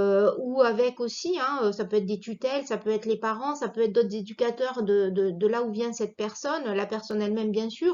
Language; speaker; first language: French; native; French